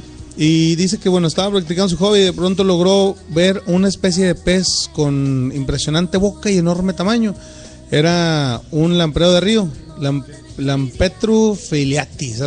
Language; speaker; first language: Spanish; native; Spanish